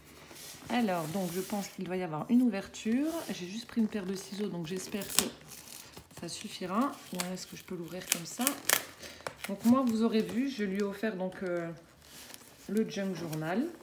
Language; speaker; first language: French; native; French